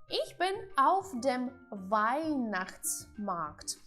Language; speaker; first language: German; non-native, fluent; Ukrainian